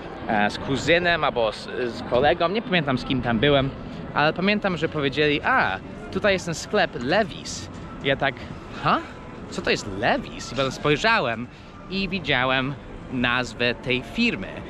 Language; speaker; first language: Polish; early bilingual, heritage; English